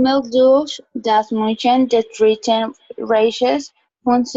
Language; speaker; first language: German; non-native, learner; Spanish